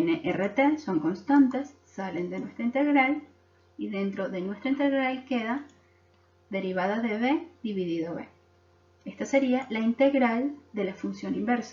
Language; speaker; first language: Spanish; native; Spanish